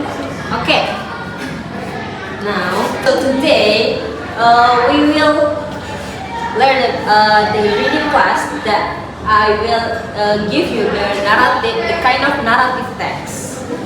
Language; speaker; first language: English; non-native, learner; Indonesian